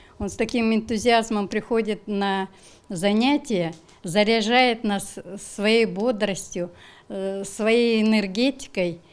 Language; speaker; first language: Russian; native; Russian